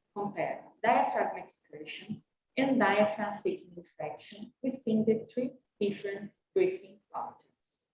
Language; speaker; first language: English; non-native, fluent; Portuguese